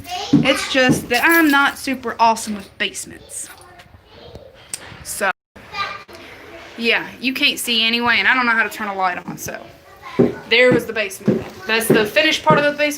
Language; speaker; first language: English; native; English